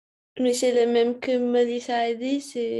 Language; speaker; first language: French; non-native, learner; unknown